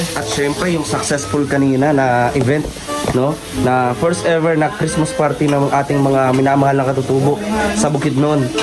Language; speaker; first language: Filipino; non-native, local second language; Cebuano